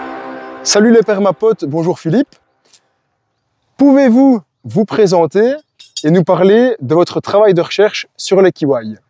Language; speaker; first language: French; native; French